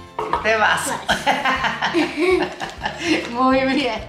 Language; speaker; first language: Spanish; native; Spanish